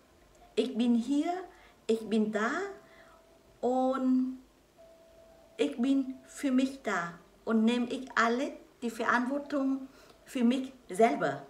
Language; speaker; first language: German; non-native, learner; Vietnamese